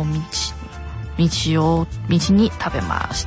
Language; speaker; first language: Japanese; non-native, learner; Chinese